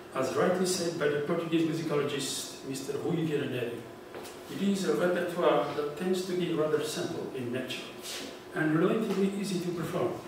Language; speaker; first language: English; non-native, fluent; Portuguese